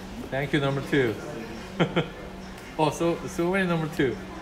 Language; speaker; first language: English; non-native, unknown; Korean